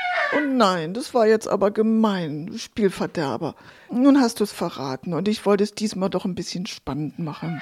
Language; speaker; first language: German; native; German